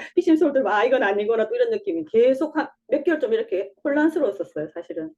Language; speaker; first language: Korean; native; Korean